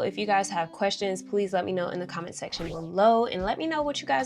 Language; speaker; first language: English; native; English